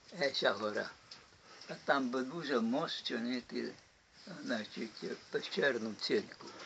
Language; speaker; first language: Ukrainian; native; Ukrainian